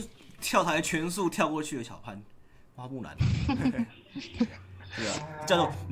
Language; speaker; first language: Chinese; native; Chinese